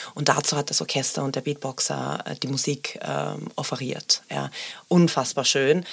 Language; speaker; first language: German; early bilingual, other home language; Persian